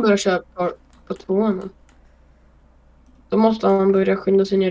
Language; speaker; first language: Swedish; native; Swedish